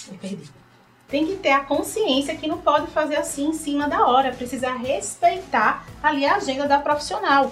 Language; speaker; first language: Portuguese; native; Portuguese